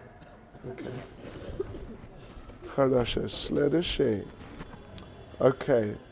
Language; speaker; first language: Russian; non-native, learner; English